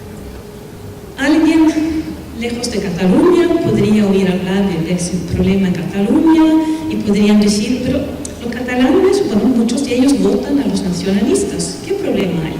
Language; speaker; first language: Spanish; non-native, fluent; Swedish